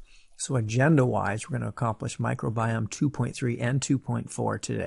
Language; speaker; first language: English; native; English